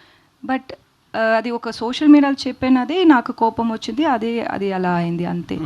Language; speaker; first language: Telugu; non-native, learner; Tamil